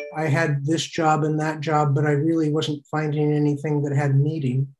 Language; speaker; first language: English; native; English